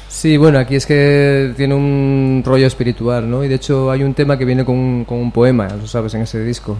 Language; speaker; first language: Spanish; native; Spanish